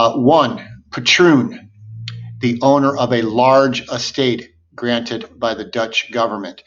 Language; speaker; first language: English; native; English